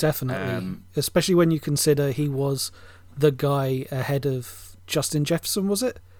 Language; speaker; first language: English; native; English